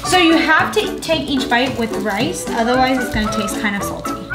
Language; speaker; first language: English; early bilingual, heritage; English